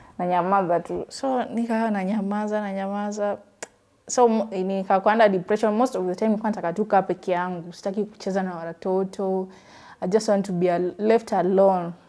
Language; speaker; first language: Swahili; non-native, local second language; Luyia